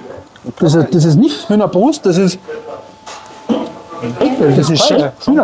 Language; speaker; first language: German; native; German